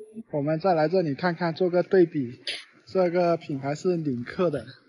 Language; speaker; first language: Chinese; native; Chinese